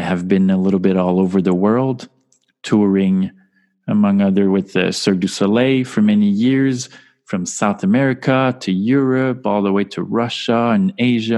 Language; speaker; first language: English; non-native, fluent; French